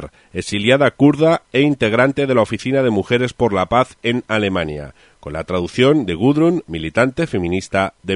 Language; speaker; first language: Spanish; native; Spanish